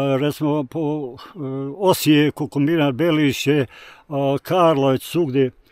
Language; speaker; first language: Croatian; native; Croatian